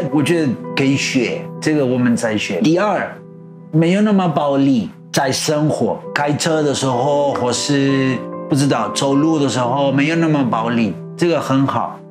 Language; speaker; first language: Chinese; non-native, learner; Spanish